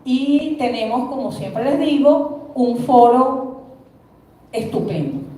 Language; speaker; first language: Spanish; native; Spanish